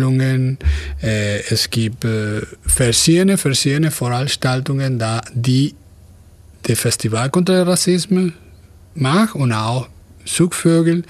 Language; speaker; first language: German; non-native, fluent; Spanish